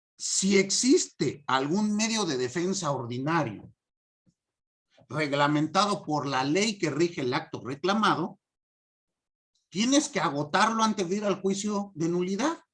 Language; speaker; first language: Spanish; native; Spanish